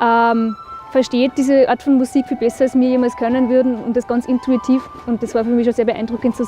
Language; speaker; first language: German; native; German